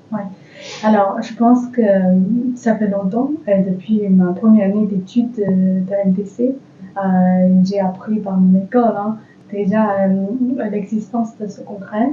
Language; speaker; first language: French; non-native, fluent; Chinese